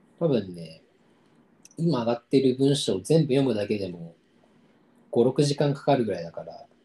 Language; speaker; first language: Japanese; native; Japanese